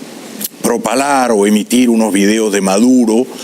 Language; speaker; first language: Spanish; native; Spanish